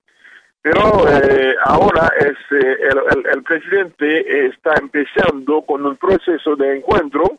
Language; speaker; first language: Spanish; non-native, learner; Haitian Creole